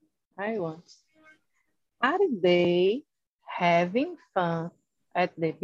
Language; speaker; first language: English; non-native, learner; Portuguese